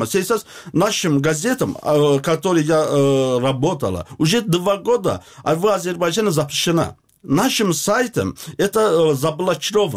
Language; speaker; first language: Russian; non-native, learner; Azerbaijani